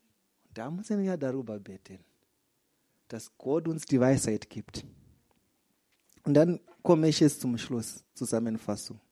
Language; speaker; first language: German; non-native, fluent; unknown